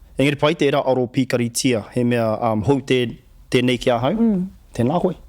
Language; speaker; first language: Māori; native; Māori